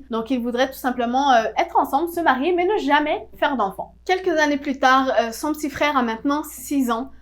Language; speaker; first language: French; native; French